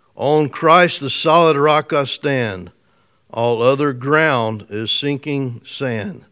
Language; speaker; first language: English; native; English